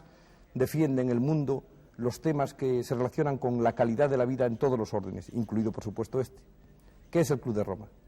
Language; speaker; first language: Spanish; native; Spanish